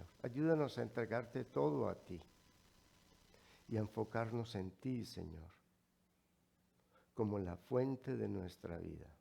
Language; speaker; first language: Spanish; native; Spanish